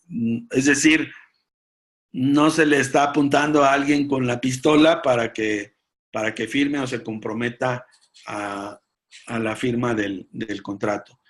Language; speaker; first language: Spanish; native; Spanish